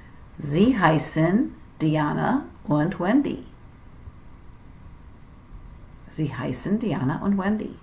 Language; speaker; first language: German; non-native, fluent; English